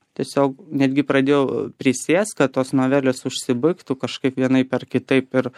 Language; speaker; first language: Lithuanian; native; Lithuanian